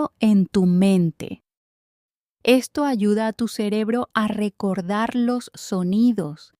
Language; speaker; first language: Spanish; non-native, fluent; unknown